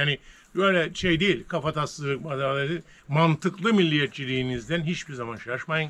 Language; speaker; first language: Turkish; native; Turkish